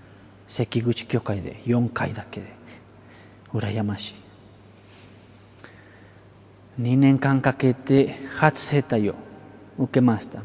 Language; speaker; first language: Japanese; non-native, fluent; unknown